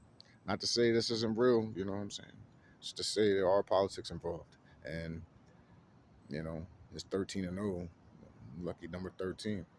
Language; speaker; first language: English; native; English